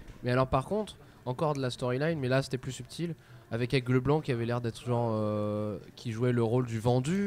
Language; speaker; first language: French; native; French